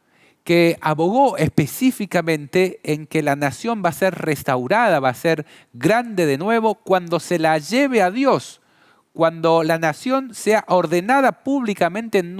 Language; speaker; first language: Spanish; native; Spanish